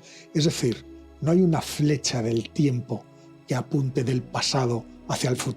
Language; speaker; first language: Spanish; native; Spanish